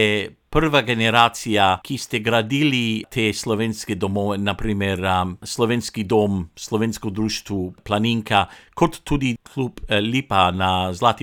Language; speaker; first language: Slovenian; non-native, local second language; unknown